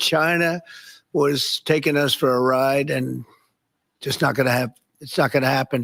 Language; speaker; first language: English; native; English